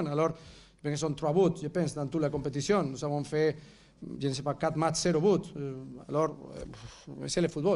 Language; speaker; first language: French; non-native, fluent; Catalan